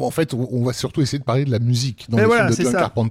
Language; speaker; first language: French; native; French